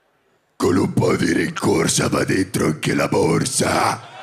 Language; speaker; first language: Italian; native; Italian